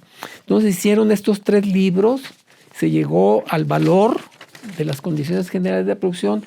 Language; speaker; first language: Spanish; native; Spanish